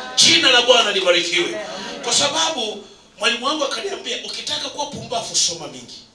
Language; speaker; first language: Swahili; non-native, local second language; Nande